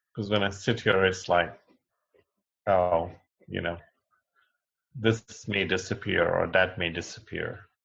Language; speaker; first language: English; non-native, local second language; Hindi